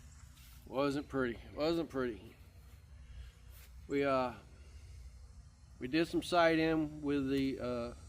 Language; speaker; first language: English; native; English